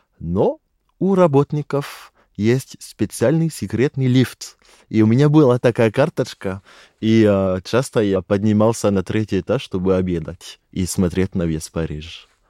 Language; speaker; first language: Russian; non-native, fluent; French